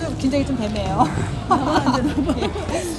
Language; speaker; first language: Korean; native; Korean